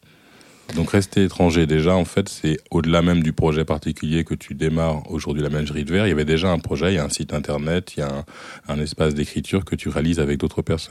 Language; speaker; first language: French; native; French